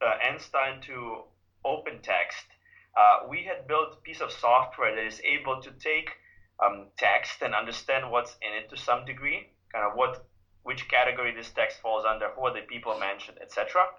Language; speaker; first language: English; non-native, fluent; Ukrainian